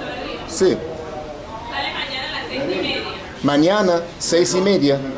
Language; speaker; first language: Spanish; non-native, learner; English